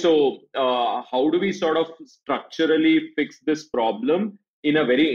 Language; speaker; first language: English; non-native, local second language; Kannada